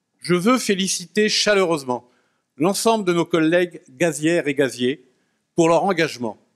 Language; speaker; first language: French; native; French